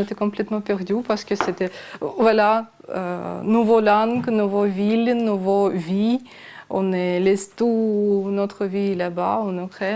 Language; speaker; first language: French; non-native, learner; Ukrainian